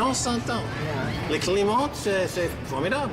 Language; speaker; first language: French; non-native, learner; English